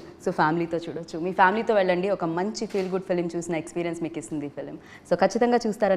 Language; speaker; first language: Telugu; native; Telugu